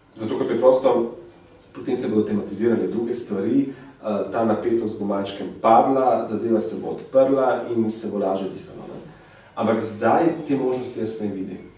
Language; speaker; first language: Slovenian; native; Slovenian